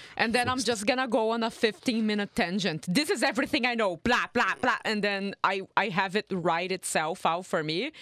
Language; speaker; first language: English; non-native, fluent; Portuguese